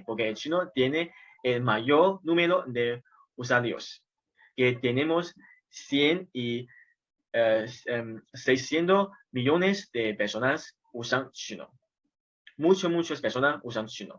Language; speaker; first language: Spanish; non-native, fluent; Chinese